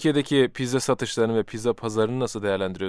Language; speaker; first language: Turkish; native; Turkish